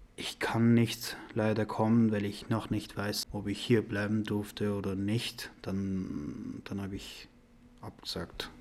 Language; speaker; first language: German; non-native, fluent; Persian